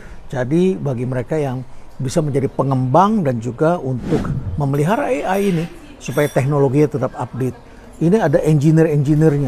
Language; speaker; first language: Indonesian; native; Indonesian